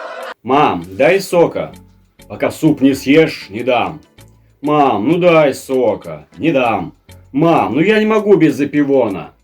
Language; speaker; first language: Russian; native; Russian